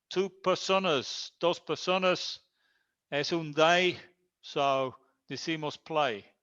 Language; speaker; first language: Spanish; non-native, fluent; English